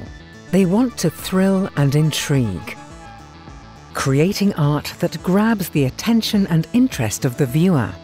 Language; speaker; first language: English; native; English